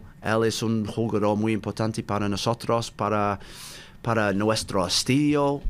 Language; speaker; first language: Spanish; non-native, learner; English